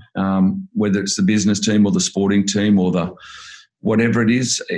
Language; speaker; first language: English; native; English